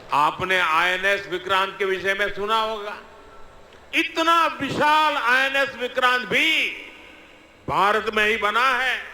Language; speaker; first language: Hindi; non-native, local second language; Gujarati